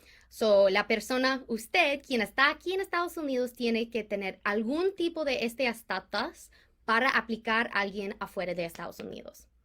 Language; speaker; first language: Spanish; non-native, fluent; English